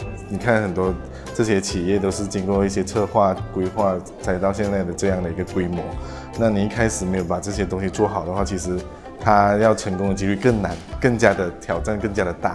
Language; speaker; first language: Chinese; native; Chinese